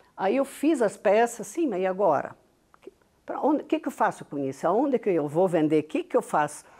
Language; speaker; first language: Portuguese; non-native, local second language; Venetian